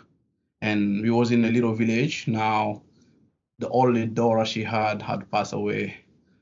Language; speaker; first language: English; non-native, fluent; Fula